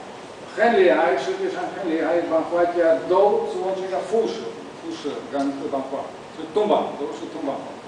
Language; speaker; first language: Chinese; non-native, learner; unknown